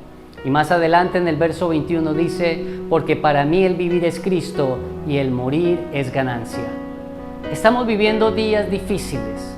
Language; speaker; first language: Spanish; native; Spanish